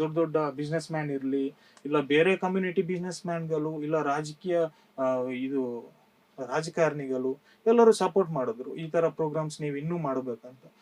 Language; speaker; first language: Kannada; non-native, local second language; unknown